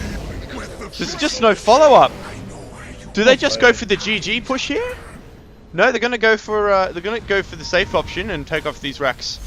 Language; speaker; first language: English; native; English